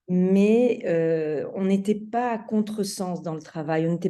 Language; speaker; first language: French; native; French